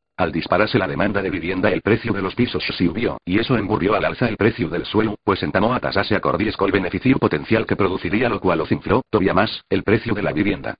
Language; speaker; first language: Asturian; non-native, local second language; Spanish